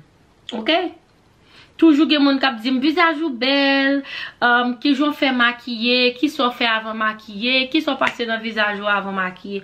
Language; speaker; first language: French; non-native, learner; Haitian Creole